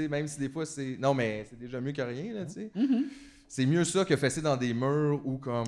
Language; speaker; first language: French; native; French